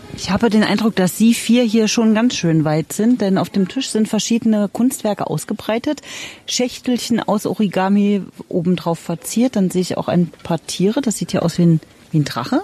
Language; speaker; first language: German; native; German